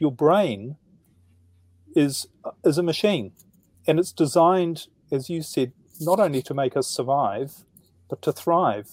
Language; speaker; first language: English; native; English